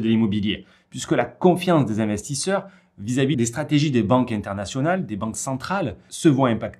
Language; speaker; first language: French; native; French